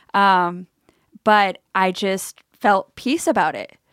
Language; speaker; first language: English; native; English